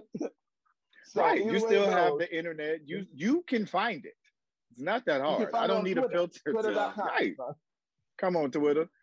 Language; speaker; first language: English; native; English